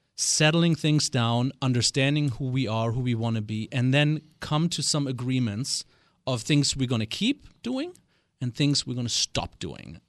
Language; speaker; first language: English; non-native, fluent; German